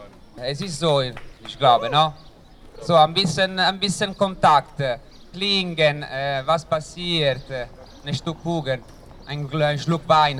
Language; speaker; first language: German; non-native, learner; Italian